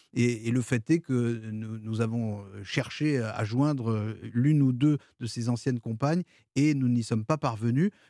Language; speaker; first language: French; native; French